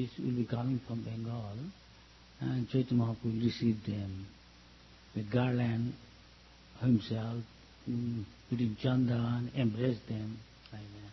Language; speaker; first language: English; non-native, local second language; Bangla